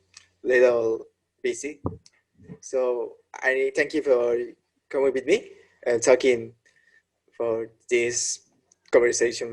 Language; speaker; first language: English; non-native, learner; Spanish